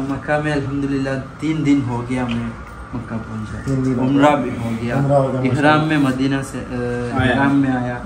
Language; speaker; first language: Hindi; non-native, local second language; Malayalam